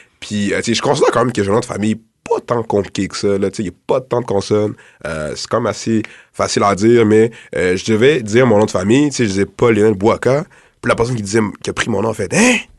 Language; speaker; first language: French; early bilingual, other home language; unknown